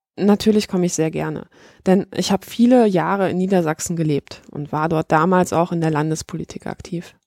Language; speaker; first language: German; early bilingual, other home language; Polish